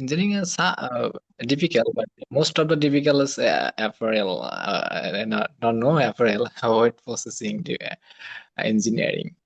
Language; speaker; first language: English; non-native, learner; Bangla